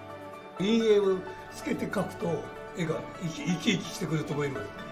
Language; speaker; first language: Japanese; native; Japanese